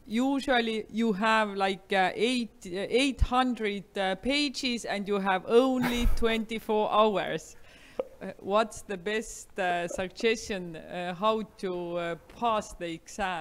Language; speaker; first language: English; non-native, fluent; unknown